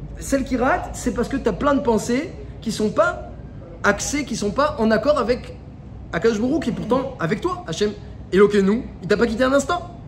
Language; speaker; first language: French; native; French